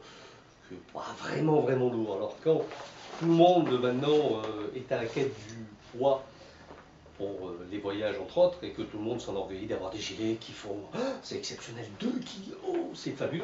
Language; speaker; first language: French; native; French